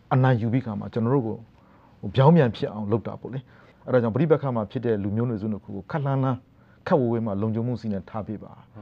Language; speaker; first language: Burmese; native; Burmese